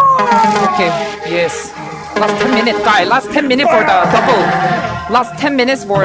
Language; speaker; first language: English; non-native, learner; Korean